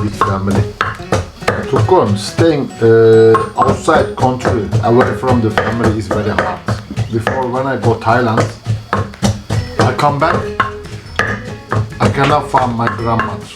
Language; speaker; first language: English; non-native, learner; Turkish